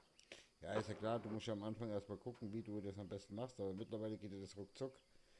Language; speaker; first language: German; native; German